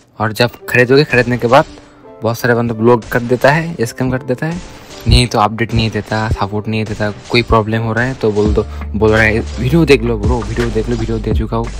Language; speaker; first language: Hindi; non-native, learner; Bangla